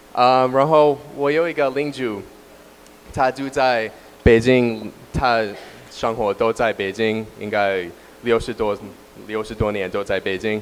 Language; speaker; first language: Chinese; non-native, learner; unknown